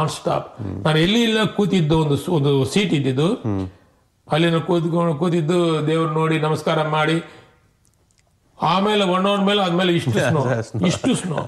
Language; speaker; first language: Kannada; non-native, fluent; Chinese